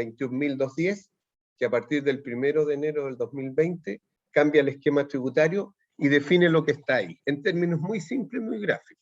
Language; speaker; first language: Spanish; native; Spanish